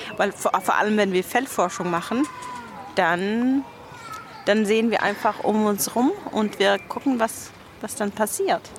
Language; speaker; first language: German; non-native, fluent; Norwegian